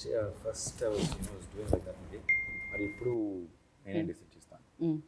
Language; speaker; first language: Telugu; non-native, learner; Tamil